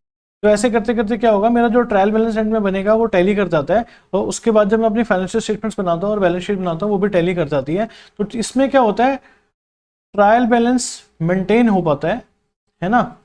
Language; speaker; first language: Hindi; native; Hindi